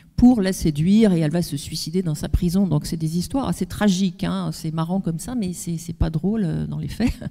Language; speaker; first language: French; native; French